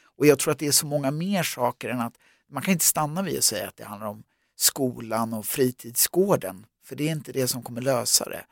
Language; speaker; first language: Swedish; native; Swedish